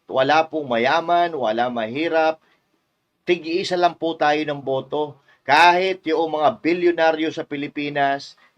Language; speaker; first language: Filipino; native; Filipino